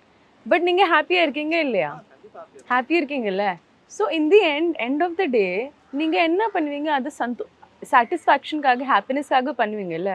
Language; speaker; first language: Tamil; non-native, local second language; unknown